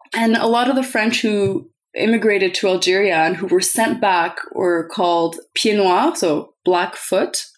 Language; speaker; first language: English; early bilingual, other home language; French